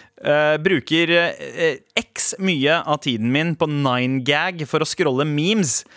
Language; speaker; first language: Norwegian; early bilingual, other home language; Punjabi